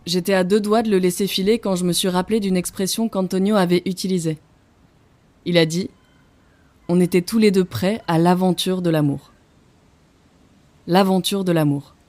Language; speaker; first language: French; native; French